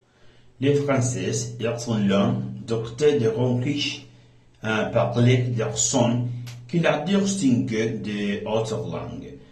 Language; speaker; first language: French; non-native, learner; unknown